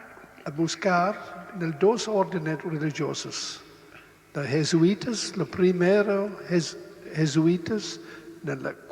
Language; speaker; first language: Spanish; non-native, learner; Italian